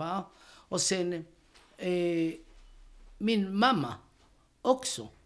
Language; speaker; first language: Swedish; non-native, learner; Romany